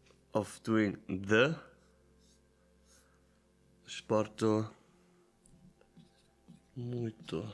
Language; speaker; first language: Portuguese; non-native, learner; Italian